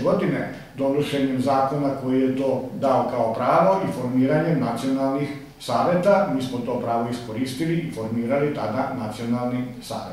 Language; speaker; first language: Serbian; native; Serbian